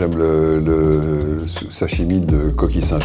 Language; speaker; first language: French; native; French